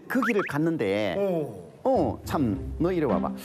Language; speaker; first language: Korean; native; Korean